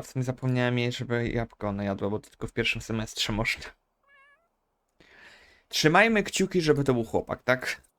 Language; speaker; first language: Polish; native; Polish